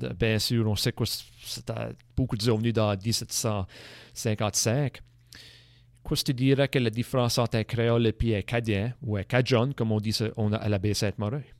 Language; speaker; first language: French; non-native, local second language; English